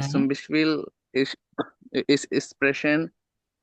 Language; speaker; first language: German; non-native, learner; Bangla